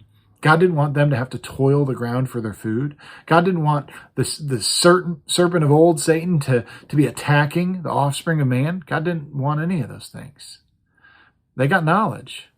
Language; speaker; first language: English; native; English